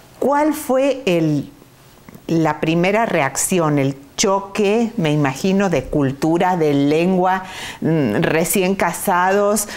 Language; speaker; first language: Spanish; native; Spanish